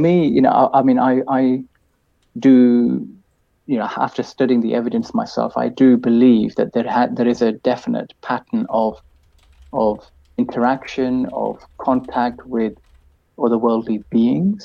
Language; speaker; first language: English; native; English